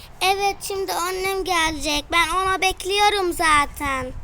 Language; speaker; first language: Turkish; early bilingual, heritage; Turkish